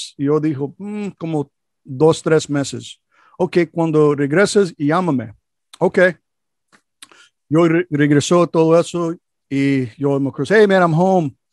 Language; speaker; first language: Spanish; non-native, learner; English